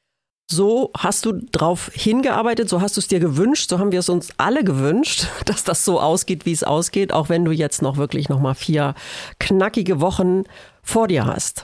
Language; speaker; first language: German; native; German